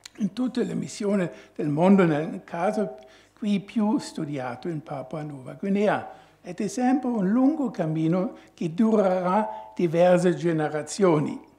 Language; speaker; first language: Italian; non-native, fluent; German